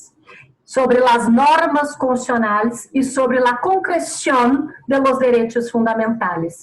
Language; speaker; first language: Spanish; non-native, learner; Portuguese